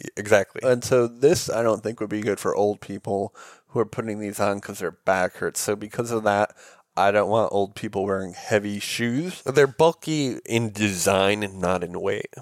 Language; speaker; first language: English; native; English